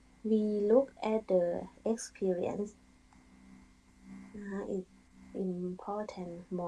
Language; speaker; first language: English; non-native, learner; Thai